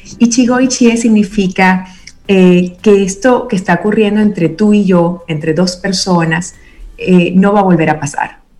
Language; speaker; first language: Spanish; native; Spanish